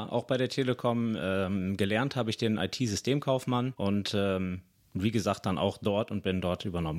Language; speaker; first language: German; native; German